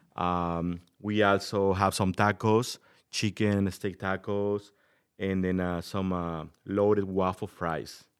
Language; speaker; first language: English; non-native, fluent; Spanish